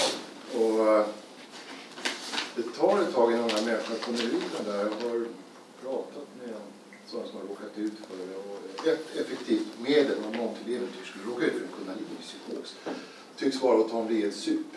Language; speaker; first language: Swedish; native; Swedish